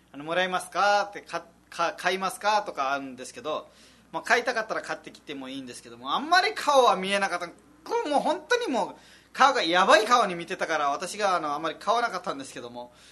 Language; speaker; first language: Japanese; non-native, fluent; Nepali